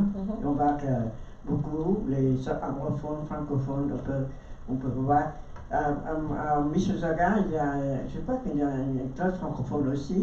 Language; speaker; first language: French; non-native, learner; Vietnamese